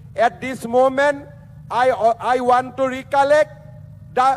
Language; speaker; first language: English; non-native, local second language; Assamese